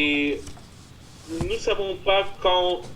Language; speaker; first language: French; non-native, fluent; Russian